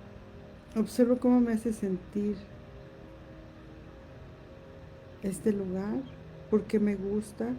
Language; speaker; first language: Spanish; native; Spanish